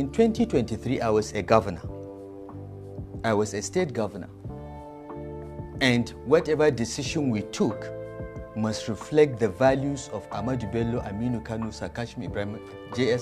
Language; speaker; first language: English; non-native, local second language; Hausa